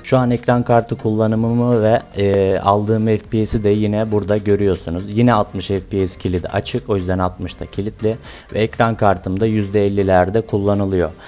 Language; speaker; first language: Turkish; native; Turkish